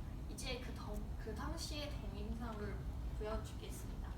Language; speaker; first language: Korean; non-native, learner; Chinese